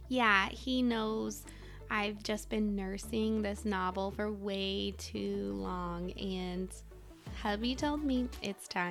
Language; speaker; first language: English; native; English